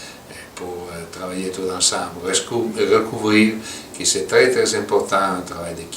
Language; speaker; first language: French; non-native, local second language; Italian